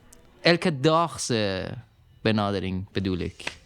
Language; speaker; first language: Dutch; non-native, learner; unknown